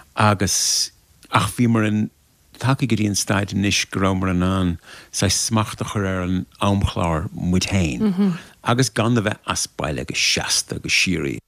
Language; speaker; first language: Irish; native; Irish